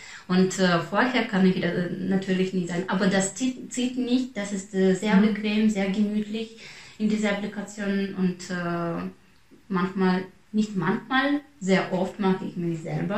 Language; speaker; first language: German; non-native, fluent; Russian